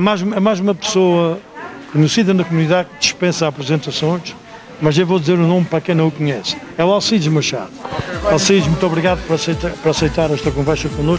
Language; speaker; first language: Portuguese; native; Portuguese